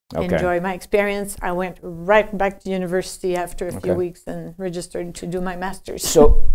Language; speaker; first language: English; non-native, fluent; French